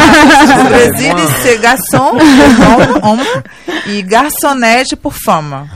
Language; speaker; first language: French; non-native, learner; Portuguese